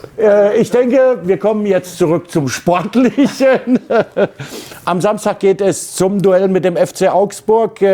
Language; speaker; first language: German; native; German